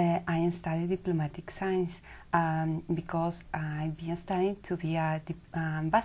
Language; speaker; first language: English; non-native, learner; Spanish